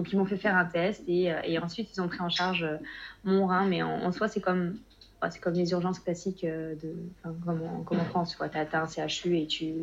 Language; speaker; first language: French; native; French